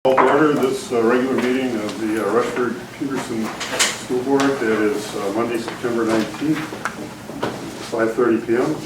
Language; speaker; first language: English; native; English